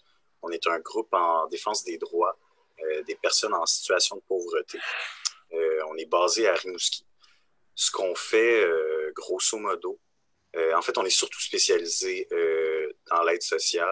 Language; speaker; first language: French; native; French